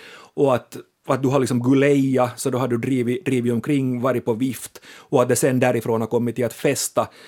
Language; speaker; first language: Swedish; native; Swedish